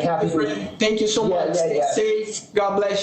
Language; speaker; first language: English; non-native, learner; Portuguese